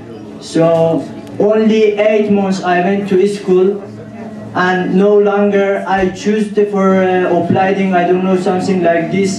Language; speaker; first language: English; non-native, learner; Pashto